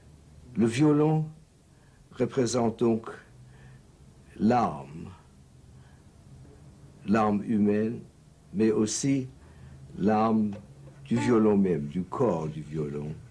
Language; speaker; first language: French; non-native, fluent; English